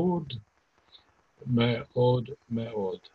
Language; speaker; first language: Hebrew; non-native, learner; English